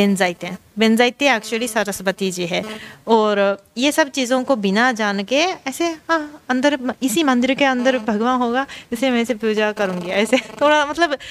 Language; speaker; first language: Hindi; non-native, fluent; Japanese